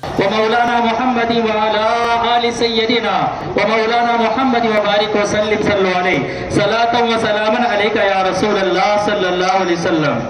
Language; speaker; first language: Urdu; native; Urdu